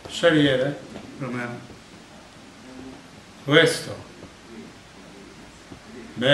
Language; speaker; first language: Italian; non-native, learner; Polish